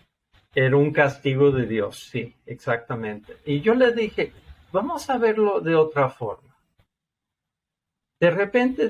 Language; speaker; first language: Spanish; non-native, fluent; English